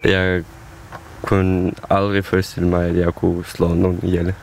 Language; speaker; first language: Danish; non-native, fluent; Ukrainian